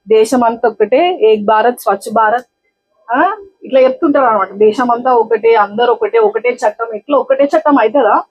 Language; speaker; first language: Telugu; native; Telugu